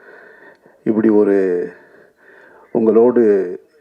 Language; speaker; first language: Tamil; native; Tamil